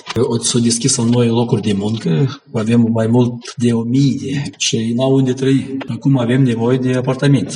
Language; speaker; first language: Romanian; non-native, local second language; Gagauz